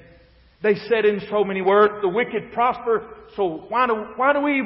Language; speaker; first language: English; native; English